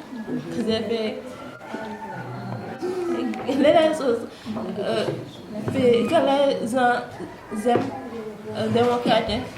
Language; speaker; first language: French; non-native, local second language; Wolof